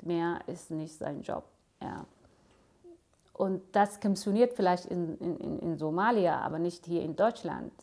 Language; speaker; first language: German; non-native, fluent; Somali